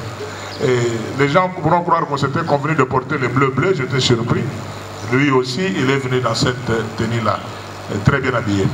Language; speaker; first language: French; non-native, local second language; Luba-Lulua